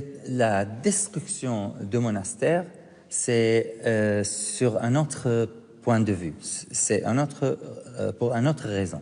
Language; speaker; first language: French; non-native, fluent; Arabic